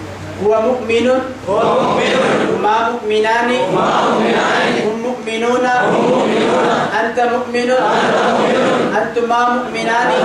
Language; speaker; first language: Arabic; non-native, learner; Urdu